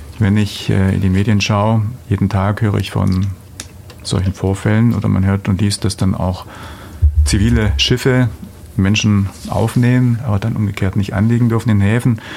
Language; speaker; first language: German; native; German